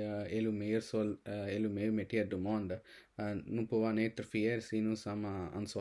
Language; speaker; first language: French; non-native, learner; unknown